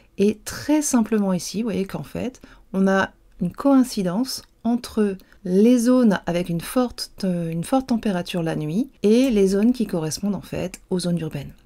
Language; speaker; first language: French; native; French